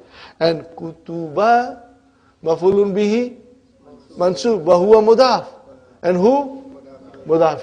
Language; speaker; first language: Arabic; non-native, fluent; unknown